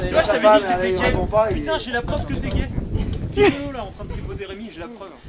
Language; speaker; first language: French; native; French